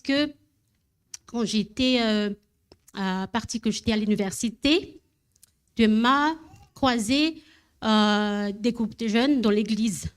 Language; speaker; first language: French; non-native, learner; Malagasy